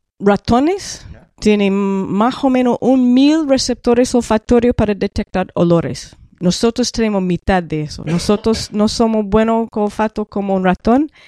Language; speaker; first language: Spanish; non-native, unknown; English